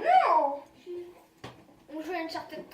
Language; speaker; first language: French; native; French